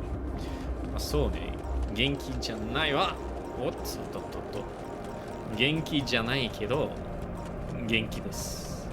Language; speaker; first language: Japanese; non-native, learner; English